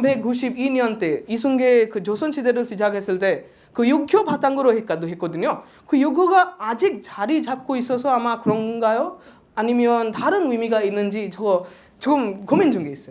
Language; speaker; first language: Korean; non-native, fluent; Odia